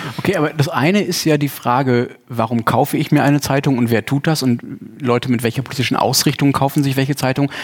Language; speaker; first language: German; native; German